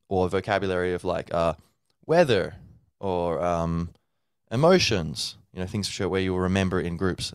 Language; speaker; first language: English; native; English